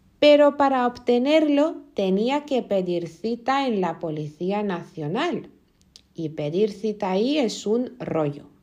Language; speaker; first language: Spanish; non-native, fluent; Lithuanian